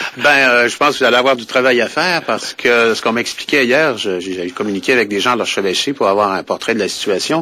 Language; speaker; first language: French; native; French